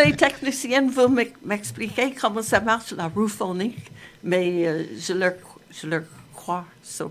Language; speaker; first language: French; non-native, fluent; English